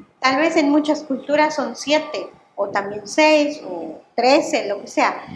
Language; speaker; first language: Spanish; non-native, local second language; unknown